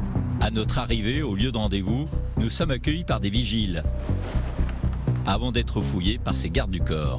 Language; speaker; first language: French; native; French